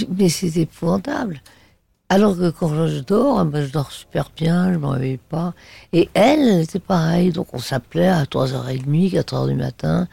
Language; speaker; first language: French; native; French